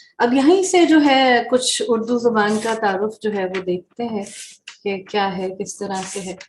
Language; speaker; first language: Urdu; native; Urdu